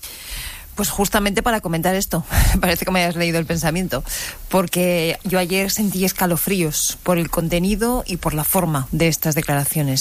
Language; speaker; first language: Spanish; native; Spanish